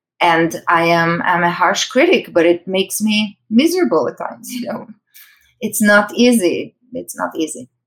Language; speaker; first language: English; non-native, fluent; Hebrew